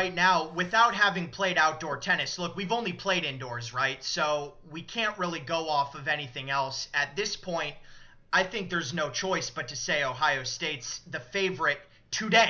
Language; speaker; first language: English; native; English